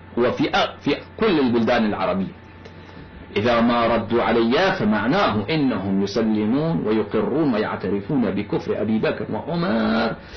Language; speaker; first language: Arabic; non-native, fluent; Persian